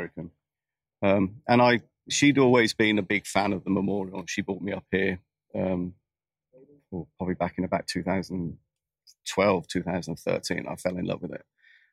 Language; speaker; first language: English; native; English